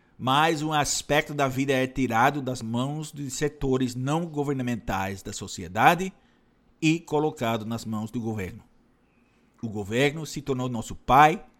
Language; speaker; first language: Portuguese; non-native, fluent; English